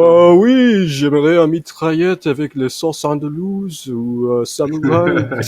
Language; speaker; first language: French; non-native, fluent; English